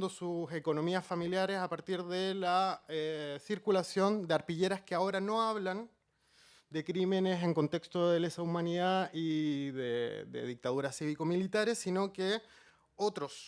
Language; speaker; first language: Spanish; native; Spanish